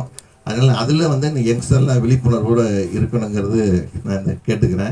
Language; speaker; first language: Tamil; native; Tamil